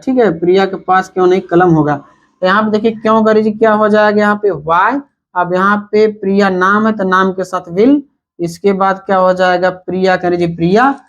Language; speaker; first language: Hindi; native; Hindi